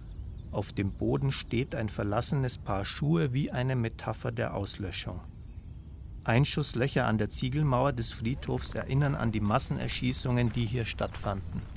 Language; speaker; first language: German; native; German